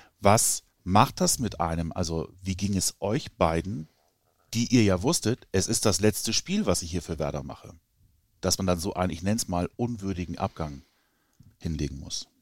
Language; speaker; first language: German; native; German